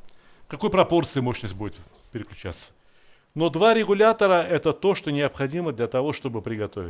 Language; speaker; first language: Russian; native; Russian